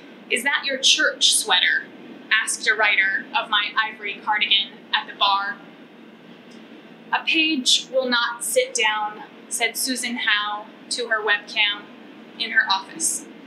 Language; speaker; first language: English; native; English